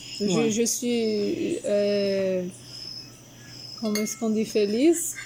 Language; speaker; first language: French; non-native, fluent; Portuguese